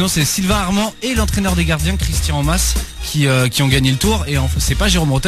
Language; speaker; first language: French; native; French